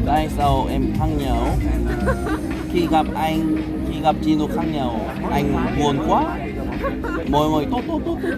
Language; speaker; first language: Vietnamese; non-native, learner; Korean